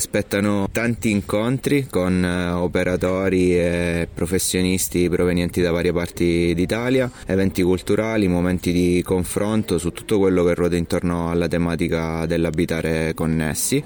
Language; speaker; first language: Italian; native; Italian